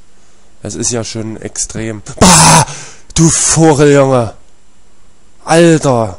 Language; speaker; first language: German; native; German